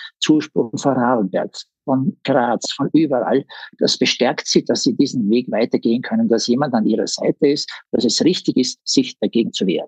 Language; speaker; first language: German; native; German